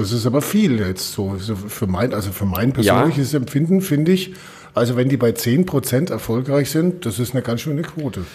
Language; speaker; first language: German; native; German